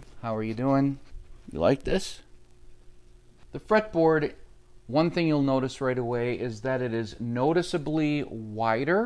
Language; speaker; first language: English; native; English